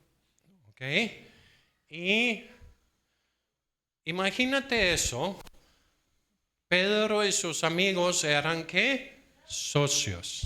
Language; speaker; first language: Spanish; non-native, fluent; Danish